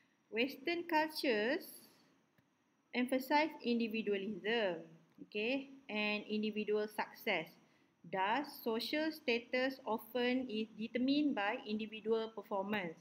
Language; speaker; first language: English; non-native, local second language; Malay